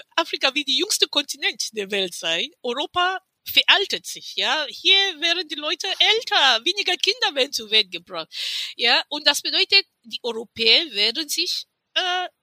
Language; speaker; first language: German; non-native, fluent; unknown